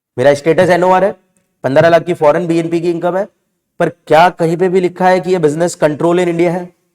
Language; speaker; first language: Hindi; native; Hindi